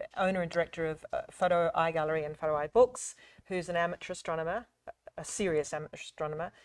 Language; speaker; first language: English; native; English